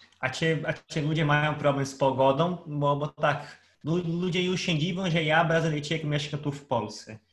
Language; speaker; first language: Polish; non-native, fluent; Portuguese